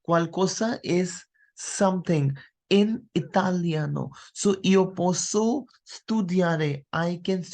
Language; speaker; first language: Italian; non-native, fluent; Hindi